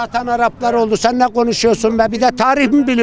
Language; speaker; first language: Turkish; native; Turkish